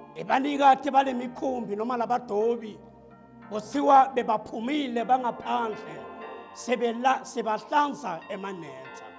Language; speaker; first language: Zulu; non-native, local second language; Swati